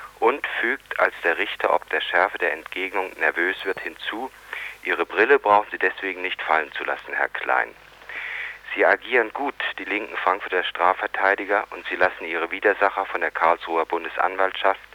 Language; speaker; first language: German; native; German